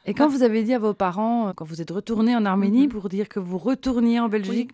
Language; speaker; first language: French; native; French